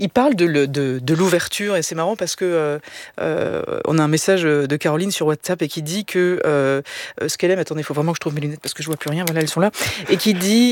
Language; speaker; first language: French; native; French